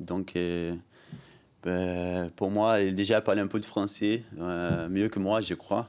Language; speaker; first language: French; non-native, learner; Portuguese